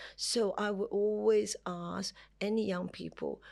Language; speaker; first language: English; non-native, local second language; Cantonese